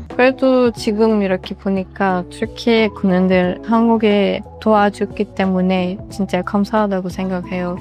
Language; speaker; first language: Korean; non-native, fluent; Turkish